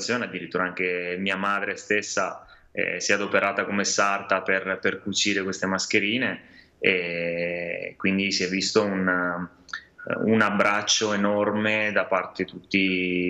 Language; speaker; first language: Italian; native; Italian